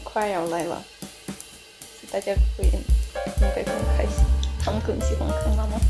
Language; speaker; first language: Chinese; non-native, fluent; Ukrainian